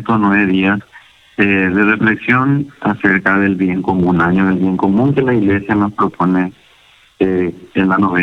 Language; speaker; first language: Spanish; native; Spanish